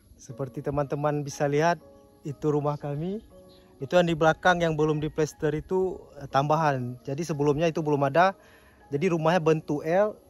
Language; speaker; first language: Indonesian; native; Indonesian